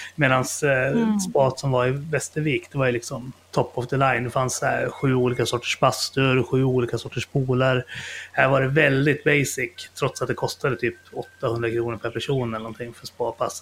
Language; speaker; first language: Swedish; native; Swedish